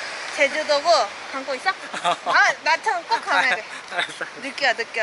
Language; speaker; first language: Korean; native; Korean